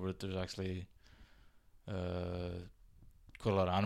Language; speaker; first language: English; native; English